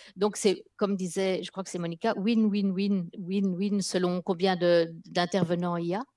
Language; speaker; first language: French; early bilingual, other home language; Dutch